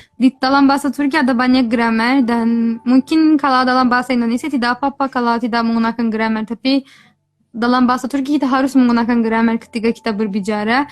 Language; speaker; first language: Indonesian; non-native, fluent; Turkish